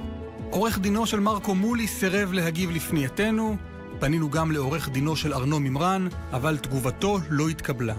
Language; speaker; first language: Hebrew; native; Hebrew